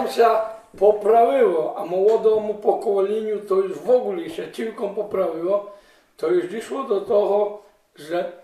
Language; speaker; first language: Polish; non-native, local second language; Rusyn